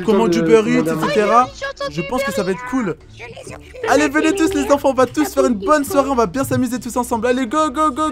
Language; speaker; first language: French; native; French